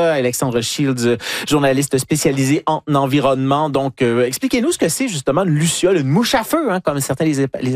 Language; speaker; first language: French; native; French